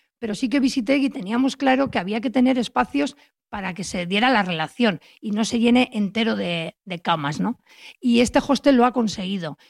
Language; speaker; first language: Spanish; native; Spanish